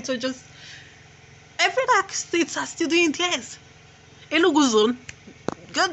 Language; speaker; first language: English; non-native, local second language; Igbo